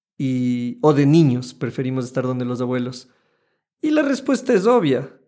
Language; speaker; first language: Spanish; native; Spanish